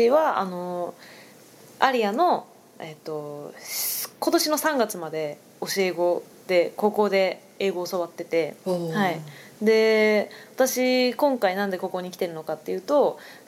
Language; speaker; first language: Japanese; native; Japanese